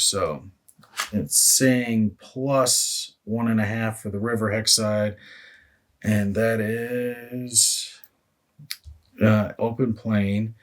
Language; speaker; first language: English; native; English